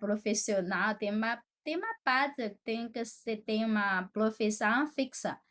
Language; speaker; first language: Portuguese; non-native, fluent; Chinese